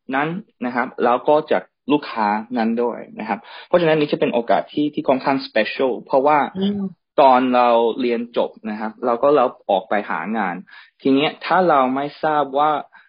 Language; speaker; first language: Thai; early bilingual, heritage; Thai